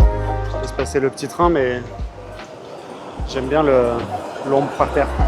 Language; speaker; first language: French; native; French